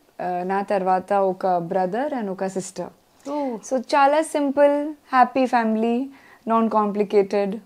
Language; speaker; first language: Telugu; non-native, learner; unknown